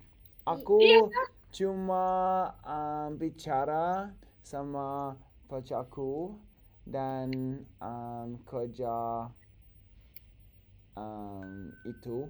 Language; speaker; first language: Indonesian; non-native, learner; English